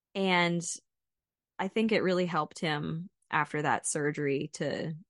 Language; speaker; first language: English; native; English